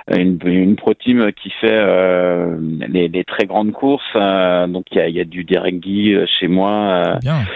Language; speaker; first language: French; native; French